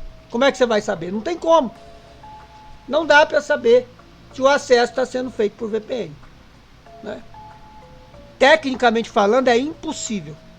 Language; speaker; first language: Portuguese; native; Portuguese